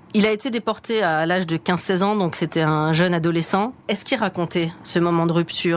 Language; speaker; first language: French; native; French